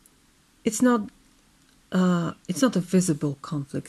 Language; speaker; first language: English; non-native, fluent; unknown